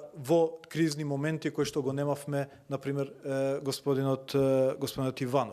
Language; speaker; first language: Macedonian; non-native, local second language; Albanian